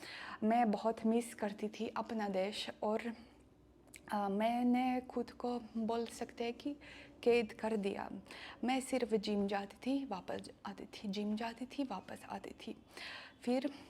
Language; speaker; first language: Hindi; non-native, learner; Russian